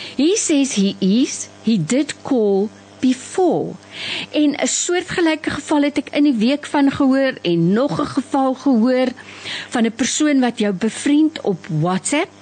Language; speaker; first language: Afrikaans; native; Afrikaans